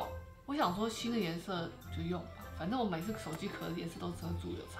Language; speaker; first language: Chinese; native; Chinese